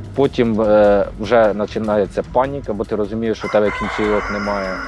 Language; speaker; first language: Ukrainian; native; Ukrainian